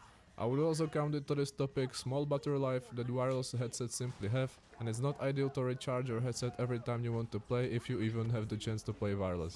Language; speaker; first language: English; non-native, fluent; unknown